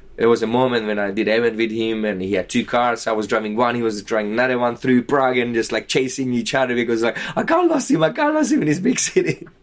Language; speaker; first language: English; non-native, fluent; Slovak